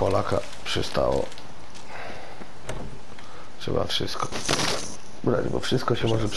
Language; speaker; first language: Polish; native; Polish